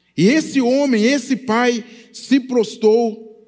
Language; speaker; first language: Portuguese; native; Portuguese